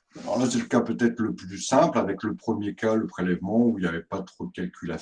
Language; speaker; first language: French; native; French